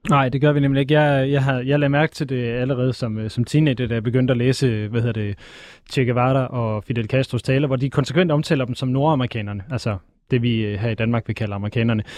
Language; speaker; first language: Danish; native; Danish